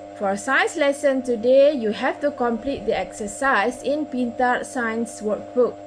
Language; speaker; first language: English; non-native, local second language; Malay